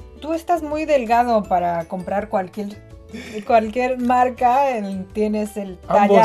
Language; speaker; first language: Spanish; non-native, fluent; Chinese